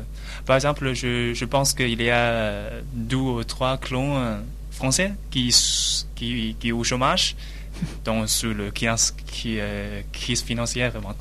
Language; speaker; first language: French; non-native, learner; Chinese